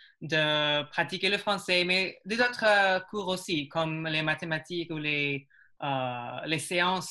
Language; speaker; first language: French; non-native, learner; English